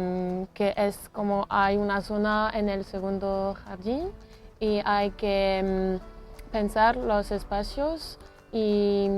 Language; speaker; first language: Spanish; non-native, fluent; French